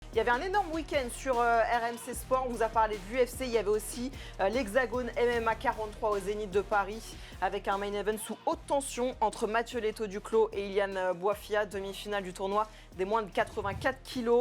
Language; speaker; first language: French; native; French